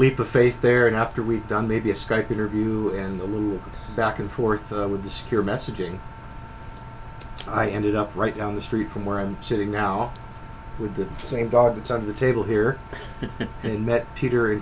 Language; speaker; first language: English; native; English